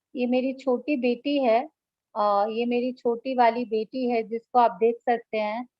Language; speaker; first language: Hindi; non-native, local second language; Bangla